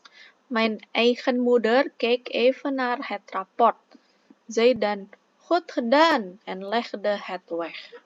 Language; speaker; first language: Dutch; non-native, fluent; Indonesian